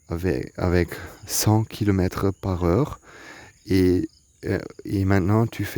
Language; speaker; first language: French; non-native, learner; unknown